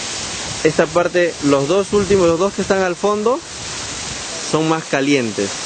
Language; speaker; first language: Spanish; native; Spanish